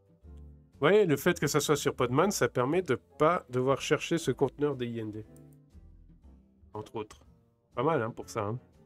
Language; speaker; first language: French; native; French